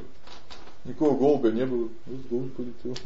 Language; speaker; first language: Russian; native; Russian